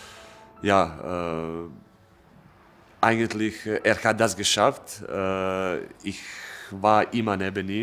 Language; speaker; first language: German; non-native, fluent; Croatian